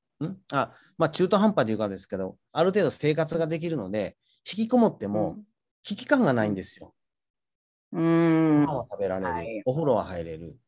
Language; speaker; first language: Japanese; native; Japanese